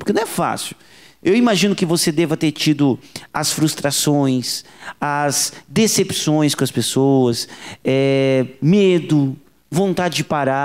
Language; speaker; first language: Portuguese; native; Portuguese